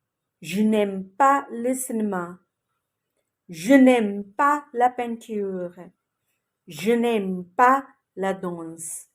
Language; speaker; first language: French; non-native, fluent; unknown